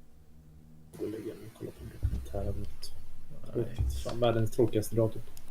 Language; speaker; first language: Swedish; native; Swedish